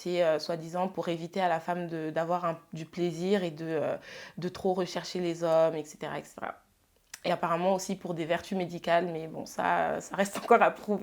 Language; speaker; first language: French; early bilingual, other home language; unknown